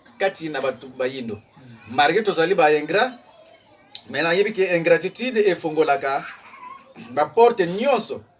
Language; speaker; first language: Lingala; non-native, local second language; Kongo